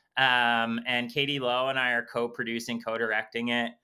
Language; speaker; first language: English; native; English